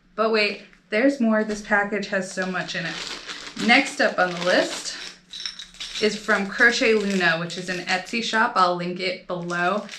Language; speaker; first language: English; native; English